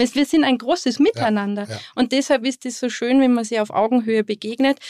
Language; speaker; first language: German; native; German